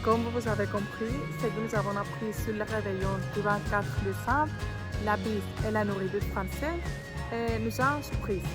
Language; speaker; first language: French; non-native, learner; Greek